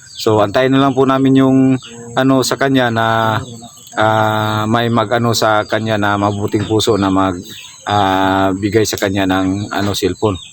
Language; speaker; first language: Filipino; non-native, local second language; Cebuano